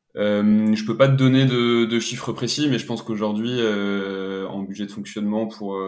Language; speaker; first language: French; native; French